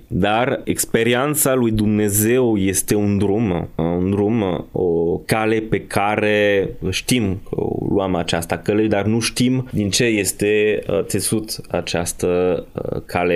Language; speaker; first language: Romanian; non-native, fluent; French